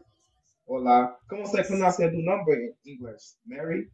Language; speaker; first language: Spanish; non-native, learner; English